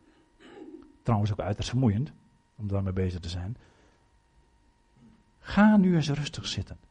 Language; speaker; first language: Dutch; native; Dutch